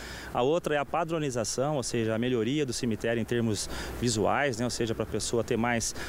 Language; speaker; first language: Portuguese; native; Portuguese